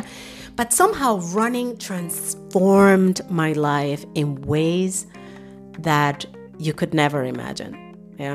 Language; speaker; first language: English; early bilingual, other home language; Spanish